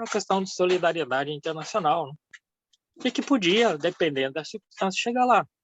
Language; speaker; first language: Portuguese; early bilingual, other home language; Japanese